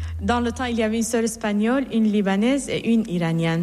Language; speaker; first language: French; non-native, learner; Persian